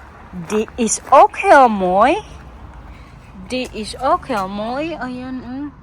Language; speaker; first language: Dutch; non-native, learner; Waray